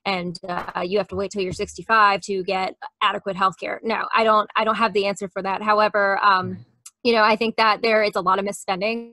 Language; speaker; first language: English; native; English